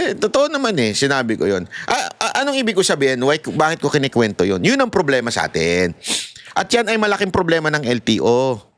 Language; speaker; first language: Filipino; native; Filipino